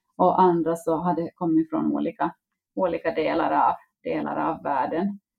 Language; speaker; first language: Swedish; native; Swedish